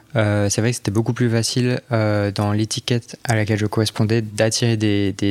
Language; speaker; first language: French; native; French